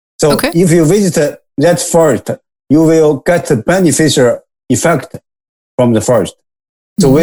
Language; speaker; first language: English; non-native, learner; Japanese